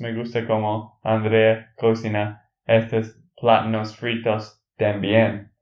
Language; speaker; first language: Spanish; non-native, learner; English